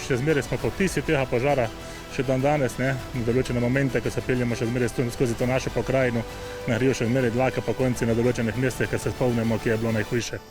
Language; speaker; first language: Slovenian; native; Slovenian